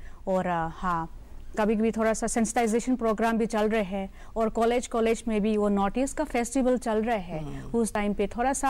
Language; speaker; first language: Hindi; non-native, local second language; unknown